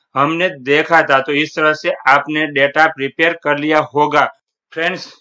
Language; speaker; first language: Hindi; non-native, local second language; Gujarati